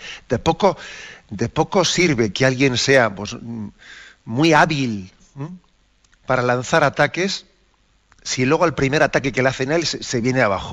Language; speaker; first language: Spanish; native; Spanish